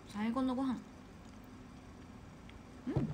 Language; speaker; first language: Japanese; non-native, fluent; Korean